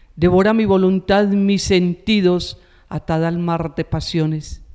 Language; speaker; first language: Spanish; native; Spanish